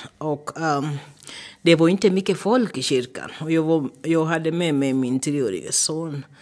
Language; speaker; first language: Swedish; non-native, fluent; Swahili